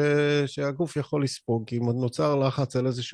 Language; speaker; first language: Hebrew; native; Hebrew